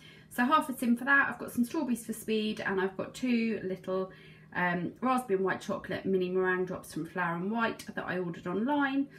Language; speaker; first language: English; native; English